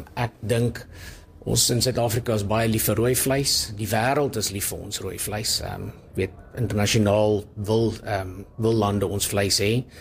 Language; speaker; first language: Afrikaans; native; Afrikaans